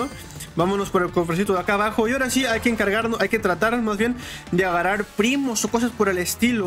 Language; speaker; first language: Spanish; native; Spanish